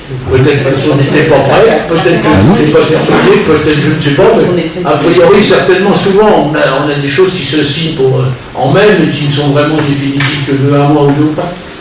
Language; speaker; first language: French; native; French